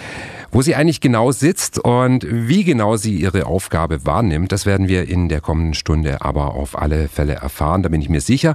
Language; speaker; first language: German; native; German